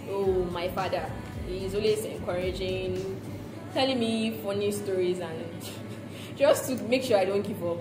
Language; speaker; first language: English; non-native, local second language; Yoruba